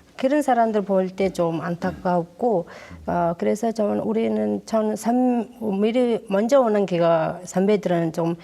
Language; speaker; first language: Korean; non-native, learner; Mongolian